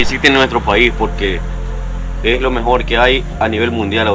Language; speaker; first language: Spanish; native; Spanish